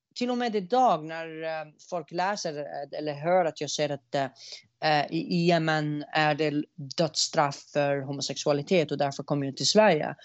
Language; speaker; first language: Swedish; early bilingual, other home language; Arabic